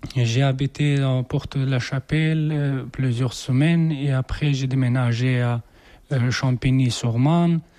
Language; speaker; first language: French; non-native, learner; Persian